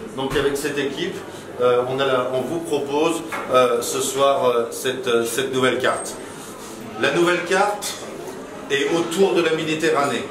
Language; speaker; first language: French; native; French